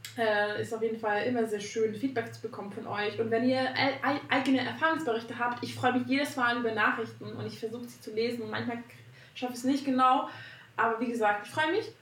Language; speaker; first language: German; non-native, fluent; Hungarian